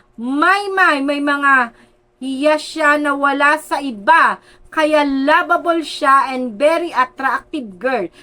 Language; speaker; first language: Filipino; native; Filipino